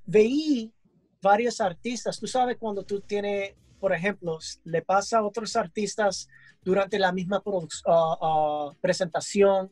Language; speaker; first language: Spanish; early bilingual, heritage; English